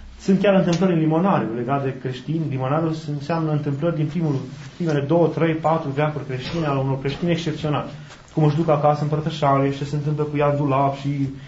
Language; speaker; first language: Romanian; native; Romanian